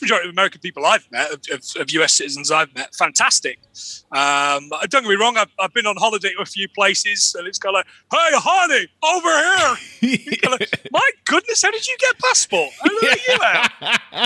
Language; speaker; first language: English; native; English